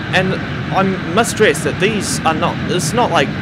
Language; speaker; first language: English; native; English